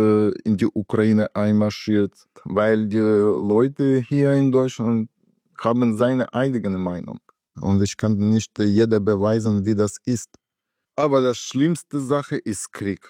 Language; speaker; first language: German; non-native, learner; Russian